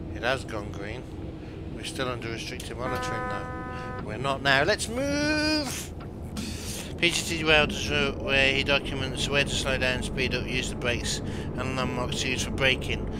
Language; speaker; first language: English; native; English